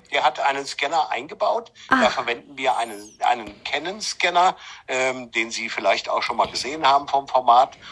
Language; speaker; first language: German; native; German